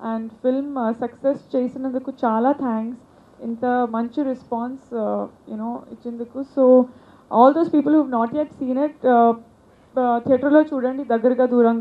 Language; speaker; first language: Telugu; non-native, local second language; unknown